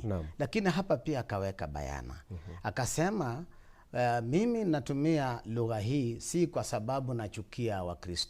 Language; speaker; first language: Swahili; native; Swahili